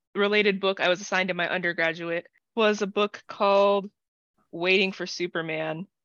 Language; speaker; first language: English; native; English